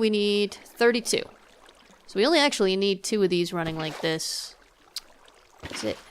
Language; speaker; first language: English; native; English